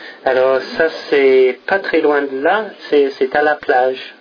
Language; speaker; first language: French; non-native, fluent; English